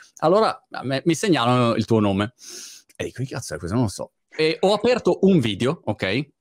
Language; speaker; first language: Italian; native; Italian